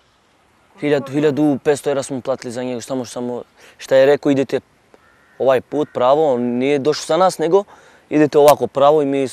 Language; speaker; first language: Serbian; non-native, local second language; Romany